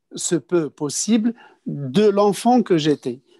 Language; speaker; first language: French; non-native, local second language; Kabyle